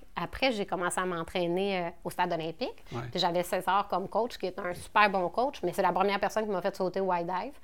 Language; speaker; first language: French; native; French